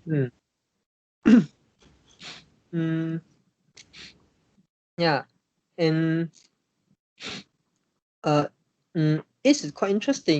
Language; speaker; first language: English; non-native, learner; Chinese